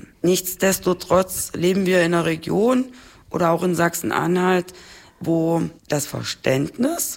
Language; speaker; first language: German; native; German